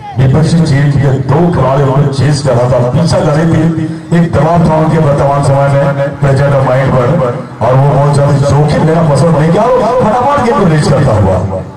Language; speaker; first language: Hindi; native; Hindi